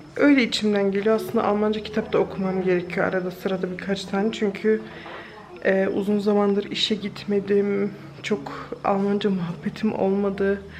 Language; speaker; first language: Turkish; early bilingual, heritage; Turkish